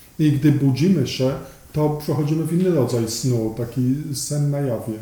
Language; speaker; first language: Polish; native; Polish